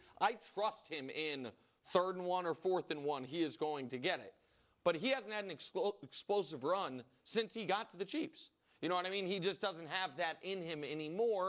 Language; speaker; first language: English; native; English